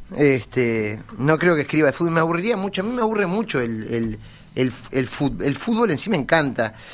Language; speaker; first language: Spanish; native; Spanish